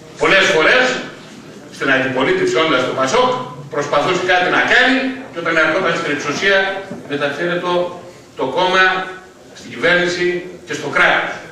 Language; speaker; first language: Greek; native; Greek